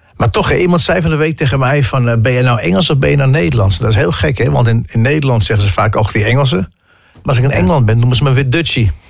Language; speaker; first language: Dutch; early bilingual, other home language; English